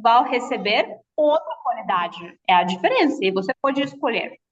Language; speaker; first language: Portuguese; non-native, fluent; Russian